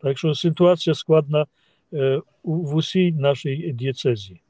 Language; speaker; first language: Ukrainian; non-native, fluent; Polish